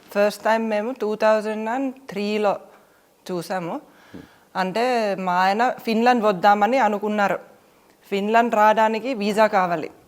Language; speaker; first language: Telugu; non-native, fluent; Finnish